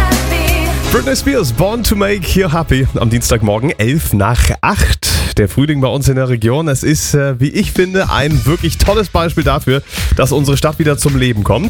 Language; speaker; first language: German; native; German